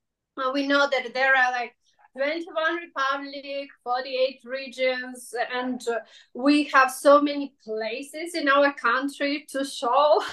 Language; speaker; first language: English; non-native, fluent; Russian